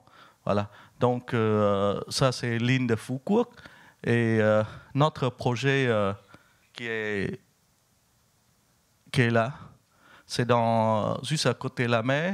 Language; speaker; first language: French; non-native, fluent; Vietnamese